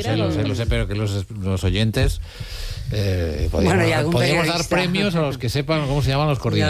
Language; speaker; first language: Spanish; native; Spanish